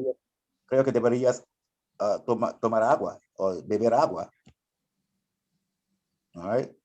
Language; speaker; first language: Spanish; non-native, fluent; English